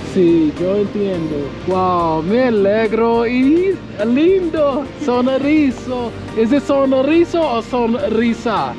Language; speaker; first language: Spanish; non-native, learner; English